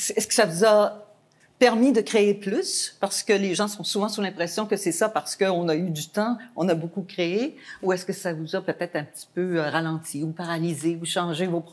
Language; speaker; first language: French; native; French